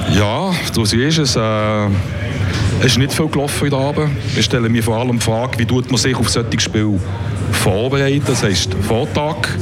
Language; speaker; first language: German; native; German